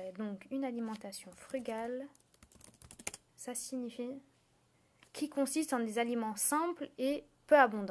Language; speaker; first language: French; native; French